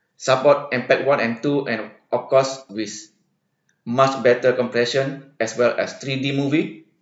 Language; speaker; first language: English; non-native, local second language; Malay